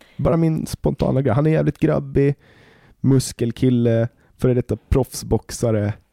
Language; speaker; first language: Swedish; native; Swedish